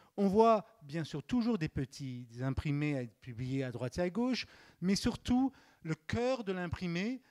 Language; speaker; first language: French; native; French